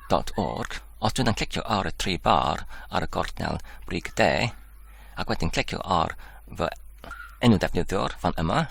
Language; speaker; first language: Welsh; non-native, learner; English